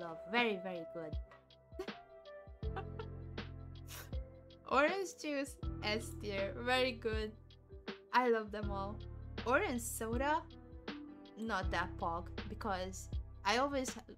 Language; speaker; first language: English; non-native, fluent; Hungarian